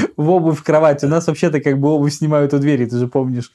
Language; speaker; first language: Russian; native; Russian